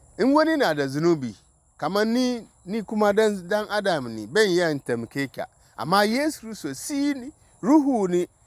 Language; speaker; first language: Hausa; non-native, local second language; Dyula